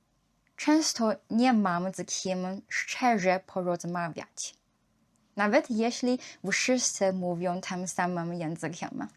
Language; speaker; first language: Polish; non-native, learner; Chinese